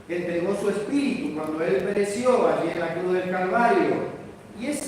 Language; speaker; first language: Spanish; native; Spanish